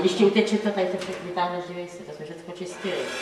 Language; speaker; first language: Czech; native; Czech